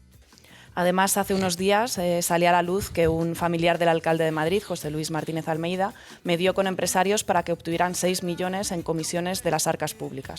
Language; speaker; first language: Spanish; native; Spanish